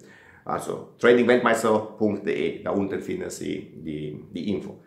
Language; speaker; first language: German; non-native, fluent; Italian